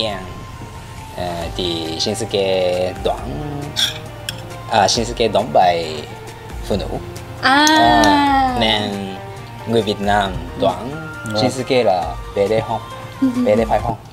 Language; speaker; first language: Vietnamese; non-native, learner; Japanese